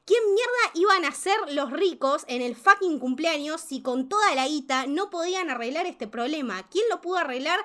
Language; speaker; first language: Spanish; native; Spanish